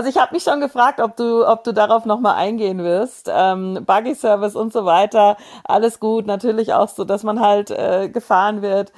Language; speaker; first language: German; native; German